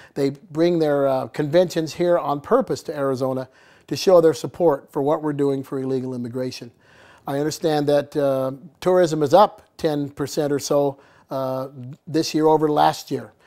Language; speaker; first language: English; native; English